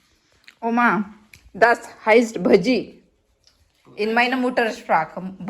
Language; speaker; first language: German; non-native, learner; Marathi